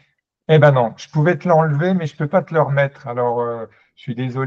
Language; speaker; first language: French; native; French